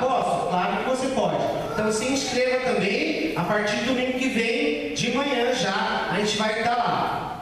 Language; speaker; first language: Portuguese; native; Portuguese